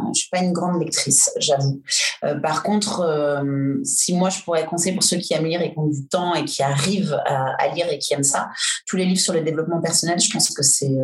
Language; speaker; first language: French; native; French